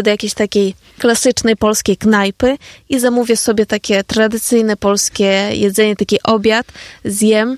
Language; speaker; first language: Polish; non-native, fluent; Ukrainian